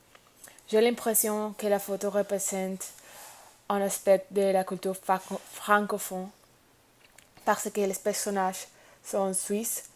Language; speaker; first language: French; non-native, learner; Spanish